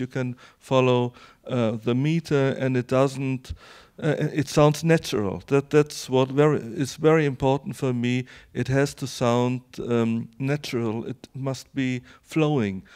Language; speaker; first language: English; non-native, fluent; German